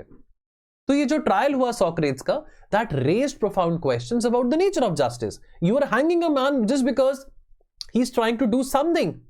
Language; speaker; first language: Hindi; native; Hindi